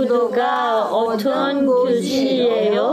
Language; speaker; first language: Korean; non-native, learner; French